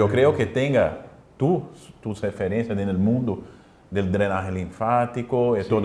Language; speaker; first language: Spanish; non-native, learner; Portuguese